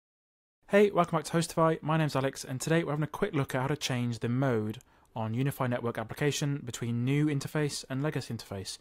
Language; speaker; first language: English; native; English